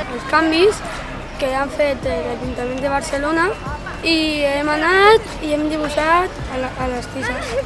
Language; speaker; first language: Catalan; non-native, local second language; Spanish